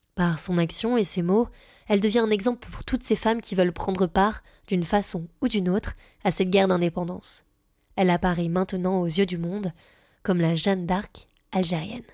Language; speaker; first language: French; native; French